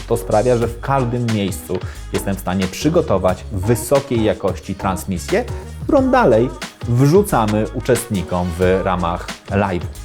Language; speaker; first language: Polish; native; Polish